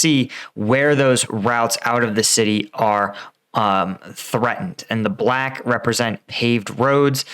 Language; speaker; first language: English; native; English